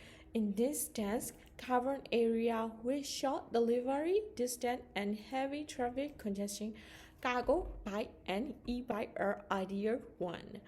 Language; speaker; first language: English; non-native, learner; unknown